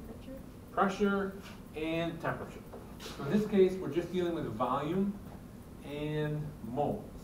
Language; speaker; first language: English; native; English